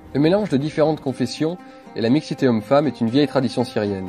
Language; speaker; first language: French; native; French